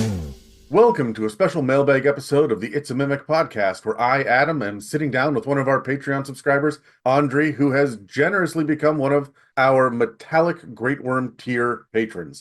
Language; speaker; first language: English; native; English